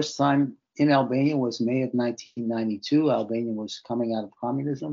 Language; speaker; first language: English; native; English